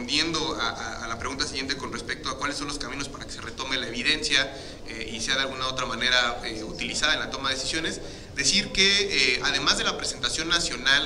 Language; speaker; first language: Spanish; native; Spanish